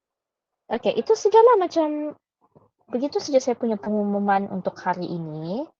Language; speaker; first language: Malay; native; Malay